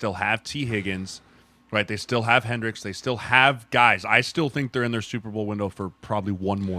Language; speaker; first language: English; native; English